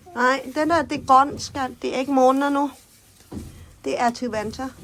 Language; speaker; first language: Danish; non-native, learner; Thai